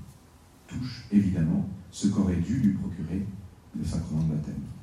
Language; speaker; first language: French; native; French